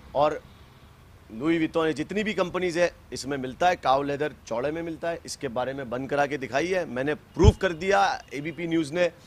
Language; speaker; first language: Hindi; native; Hindi